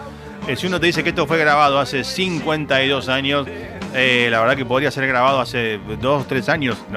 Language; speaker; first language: Spanish; native; Spanish